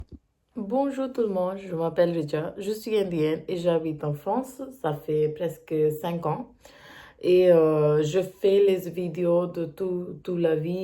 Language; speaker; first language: French; non-native, learner; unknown